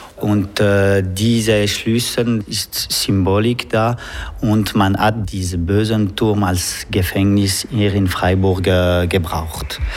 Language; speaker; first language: German; non-native, local second language; French